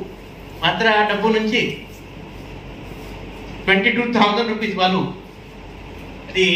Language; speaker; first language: Telugu; native; Telugu